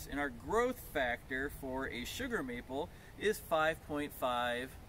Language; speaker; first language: English; native; English